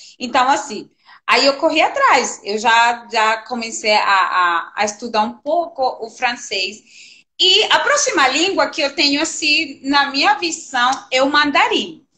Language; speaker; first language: Portuguese; non-native, fluent; Spanish